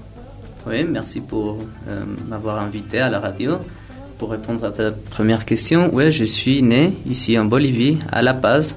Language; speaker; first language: French; non-native, fluent; Spanish